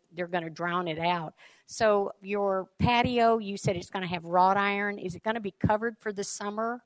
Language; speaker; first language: English; native; English